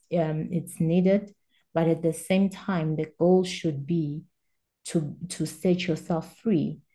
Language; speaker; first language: English; non-native, local second language; Swati